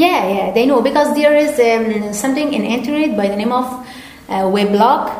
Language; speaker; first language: English; non-native, learner; Persian